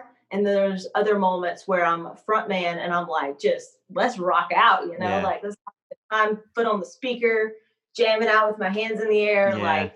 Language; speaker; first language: English; native; English